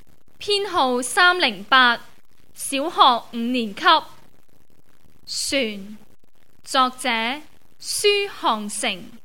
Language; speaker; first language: Chinese; non-native, local second language; Cantonese